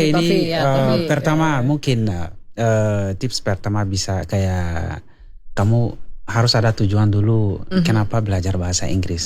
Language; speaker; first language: Indonesian; non-native, learner; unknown